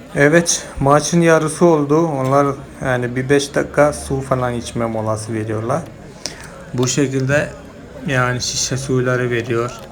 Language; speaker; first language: Turkish; non-native, fluent; Malayalam